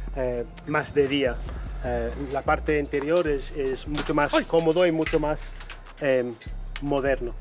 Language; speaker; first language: Spanish; non-native, fluent; English